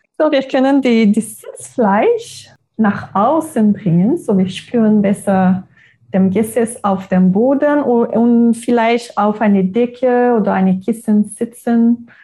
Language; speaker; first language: German; non-native, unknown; French